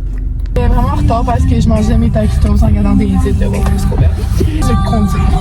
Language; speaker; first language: French; native; French